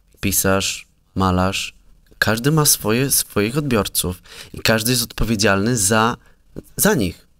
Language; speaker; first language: Polish; native; Polish